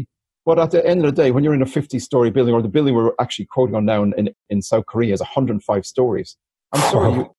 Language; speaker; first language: English; native; English